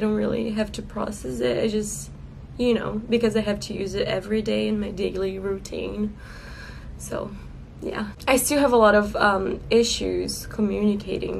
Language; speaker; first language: English; non-native, learner; Portuguese